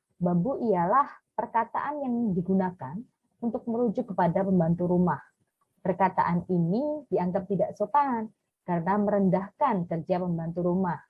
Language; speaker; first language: Indonesian; native; Indonesian